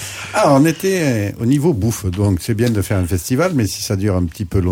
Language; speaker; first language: French; native; French